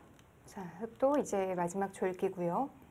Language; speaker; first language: Korean; native; Korean